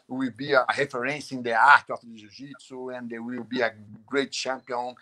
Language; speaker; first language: English; non-native, learner; Portuguese